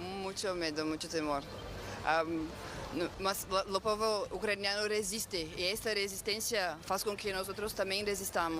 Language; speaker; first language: Spanish; non-native, fluent; Portuguese